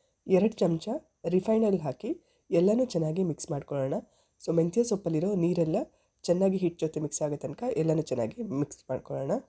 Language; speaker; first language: Kannada; native; Kannada